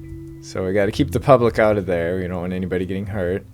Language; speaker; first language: English; native; English